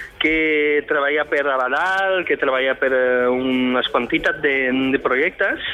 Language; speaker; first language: Catalan; non-native, fluent; French